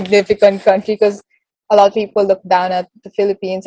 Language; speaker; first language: English; non-native, local second language; Filipino